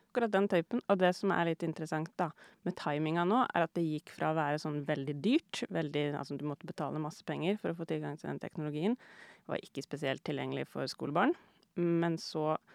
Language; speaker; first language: Norwegian; native; Norwegian